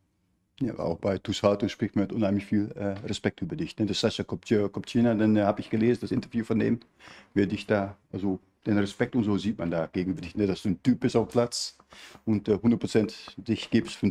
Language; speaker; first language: German; native; German